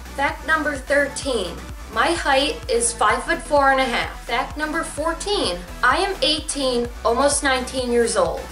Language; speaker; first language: English; native; English